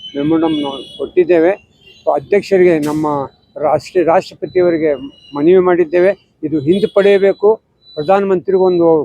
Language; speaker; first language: Kannada; non-native, local second language; Urdu